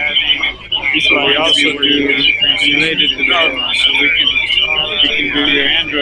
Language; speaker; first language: English; non-native, learner; Japanese